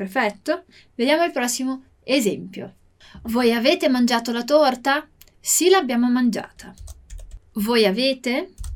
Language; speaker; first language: Italian; non-native, fluent; Portuguese